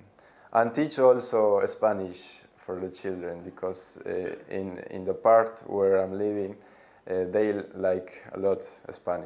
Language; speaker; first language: English; non-native, learner; Spanish